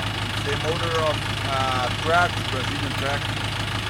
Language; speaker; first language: English; non-native, learner; Portuguese